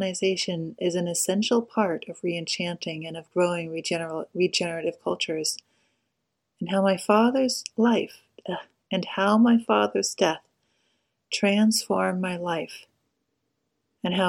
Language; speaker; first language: English; native; English